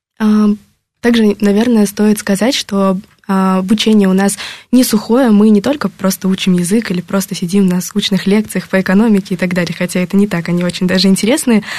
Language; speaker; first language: Russian; native; Russian